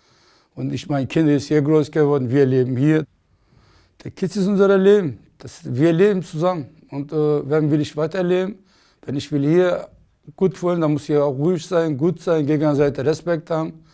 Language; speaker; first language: German; non-native, learner; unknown